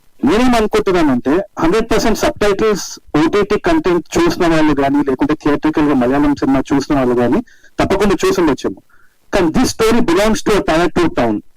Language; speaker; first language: Telugu; native; Telugu